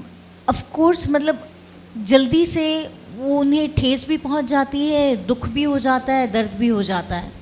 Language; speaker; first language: Hindi; native; Hindi